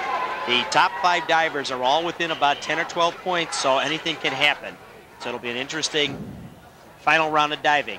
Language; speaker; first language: English; native; English